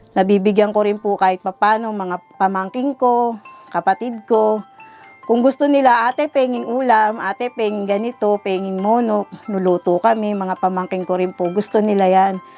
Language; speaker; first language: Filipino; native; Filipino